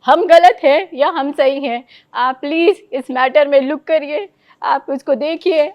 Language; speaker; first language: Hindi; non-native, local second language; Telugu